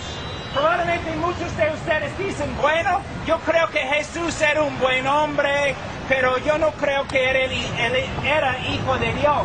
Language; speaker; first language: Spanish; non-native, fluent; English